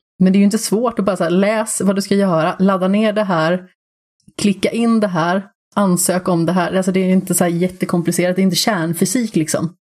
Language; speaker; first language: Swedish; native; Swedish